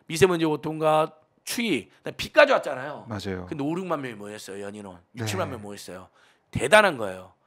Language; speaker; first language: Korean; native; Korean